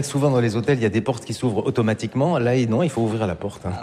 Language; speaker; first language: French; native; French